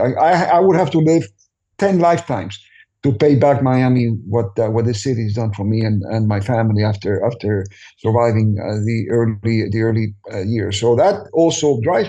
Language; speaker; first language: English; non-native, fluent; Spanish